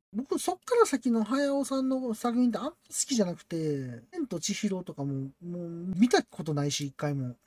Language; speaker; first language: Japanese; native; Japanese